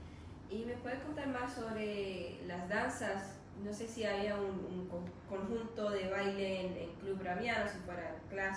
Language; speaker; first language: Spanish; non-native, learner; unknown